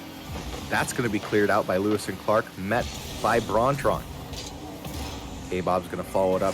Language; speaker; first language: English; native; English